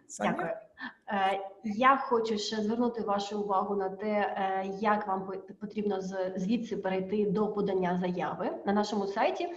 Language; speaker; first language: Ukrainian; native; Ukrainian